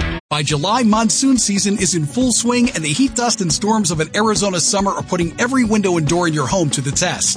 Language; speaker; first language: English; native; English